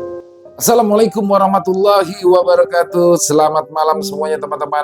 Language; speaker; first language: Indonesian; native; Indonesian